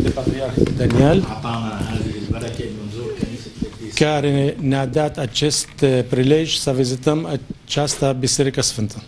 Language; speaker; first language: Romanian; non-native, fluent; Arabic